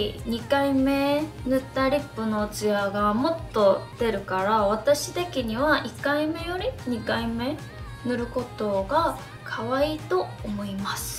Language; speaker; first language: Japanese; non-native, fluent; Korean